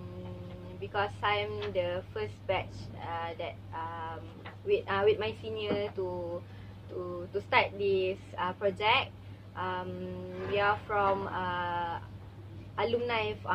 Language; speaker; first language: English; non-native, learner; Malay